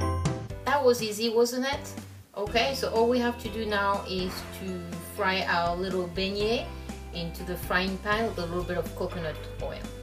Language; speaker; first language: English; non-native, fluent; French